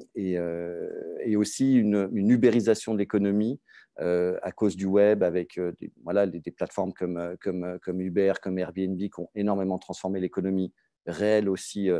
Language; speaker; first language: French; native; French